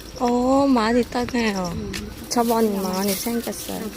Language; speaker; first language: Korean; non-native, learner; Thai